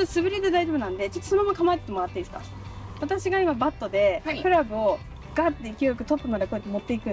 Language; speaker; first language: Japanese; native; Japanese